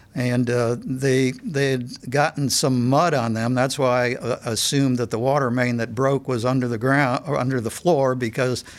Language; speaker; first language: English; native; English